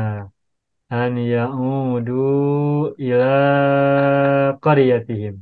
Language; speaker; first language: Arabic; non-native, fluent; Indonesian